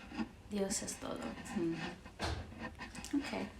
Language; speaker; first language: Spanish; early bilingual, heritage; English